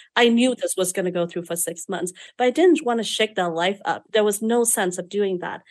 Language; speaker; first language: English; non-native, fluent; Vietnamese